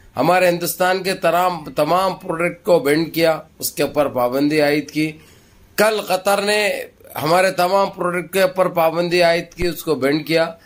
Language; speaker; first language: Urdu; native; Urdu